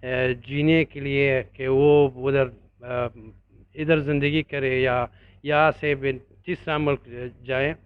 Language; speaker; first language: Hindi; non-native, learner; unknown